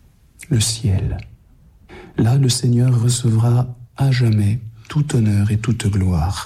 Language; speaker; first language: French; native; French